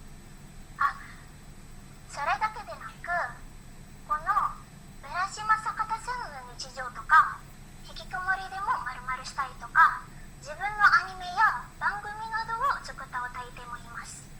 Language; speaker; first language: Japanese; non-native, learner; Indonesian